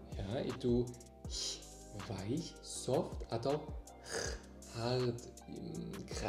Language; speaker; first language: Indonesian; non-native, learner; German